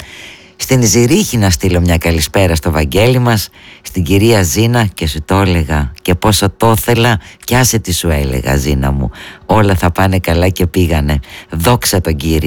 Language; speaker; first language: Greek; native; Greek